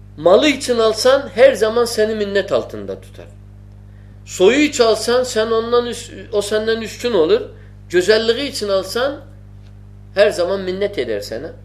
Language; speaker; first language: Turkish; non-native, fluent; Arabic